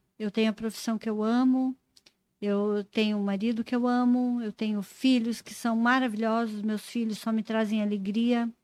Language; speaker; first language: Portuguese; native; Portuguese